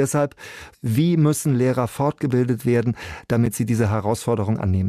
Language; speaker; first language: German; native; German